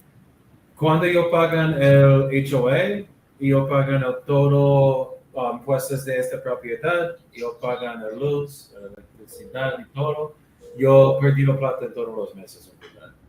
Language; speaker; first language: Spanish; non-native, learner; English